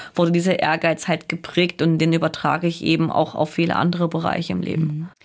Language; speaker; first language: German; native; German